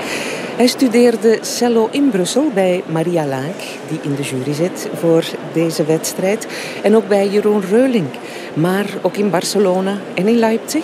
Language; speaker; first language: Dutch; native; Dutch